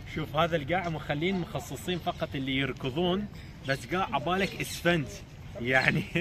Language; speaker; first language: Arabic; non-native, local second language; Azerbaijani